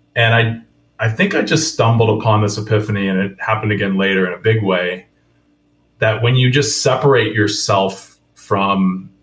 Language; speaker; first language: English; native; English